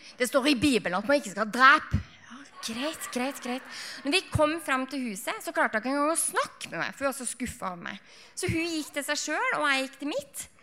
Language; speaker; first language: Norwegian; native; Norwegian